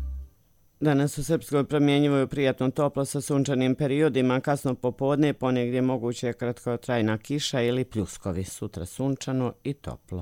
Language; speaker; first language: Croatian; native; Croatian